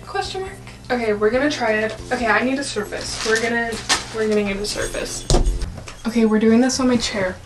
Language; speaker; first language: English; native; English